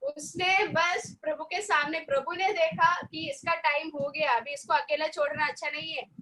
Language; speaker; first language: Hindi; non-native, local second language; Malayalam